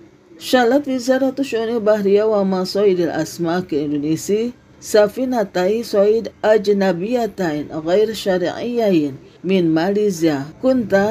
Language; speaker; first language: Arabic; non-native, fluent; Indonesian